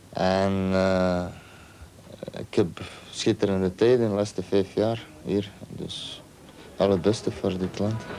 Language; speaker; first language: Dutch; non-native, learner; Croatian